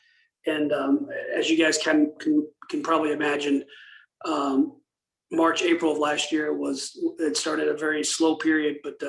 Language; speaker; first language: English; native; English